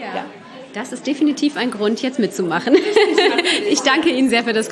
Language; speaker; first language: German; native; German